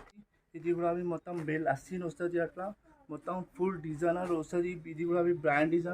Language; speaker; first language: Telugu; non-native, local second language; Hindi